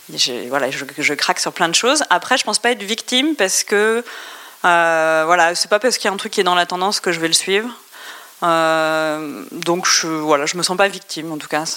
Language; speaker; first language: French; native; French